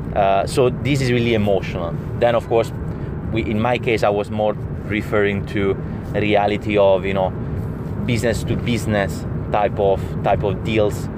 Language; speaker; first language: English; non-native, fluent; Italian